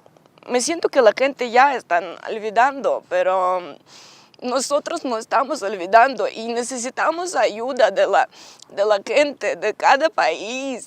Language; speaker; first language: Spanish; non-native, learner; Ukrainian